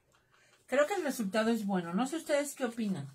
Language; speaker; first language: Spanish; native; Spanish